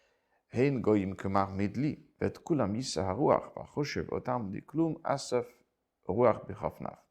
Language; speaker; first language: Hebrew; non-native, fluent; French